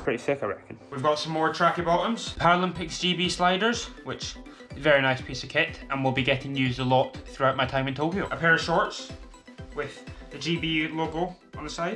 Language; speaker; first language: English; native; English